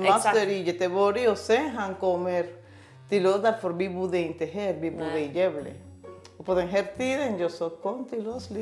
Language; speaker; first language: Swedish; non-native, learner; Spanish